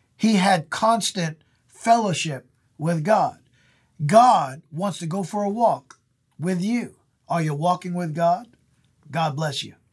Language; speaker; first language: English; native; English